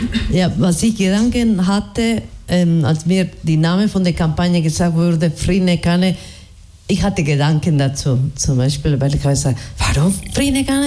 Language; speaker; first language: German; non-native, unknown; Basque